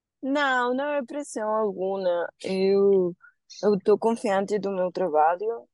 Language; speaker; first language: Portuguese; non-native, learner; Spanish